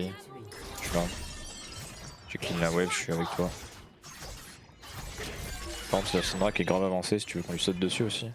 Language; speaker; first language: French; native; French